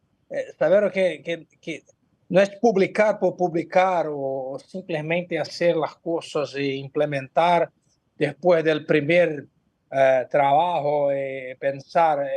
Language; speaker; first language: Spanish; non-native, fluent; Portuguese